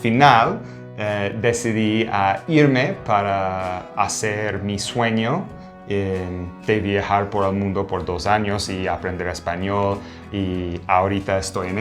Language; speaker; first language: Spanish; non-native, fluent; English